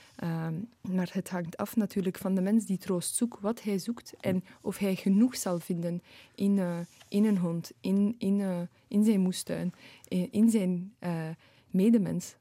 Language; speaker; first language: Dutch; early bilingual, other home language; Polish